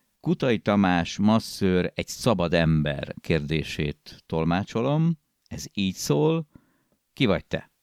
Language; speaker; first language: Hungarian; native; Hungarian